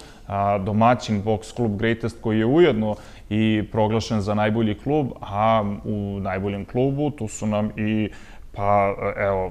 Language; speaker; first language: Serbian; native; Serbian